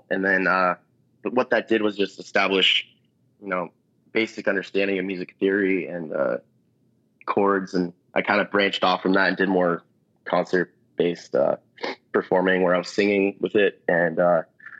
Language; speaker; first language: English; native; English